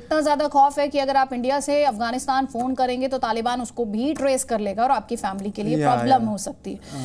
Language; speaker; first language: Hindi; native; Hindi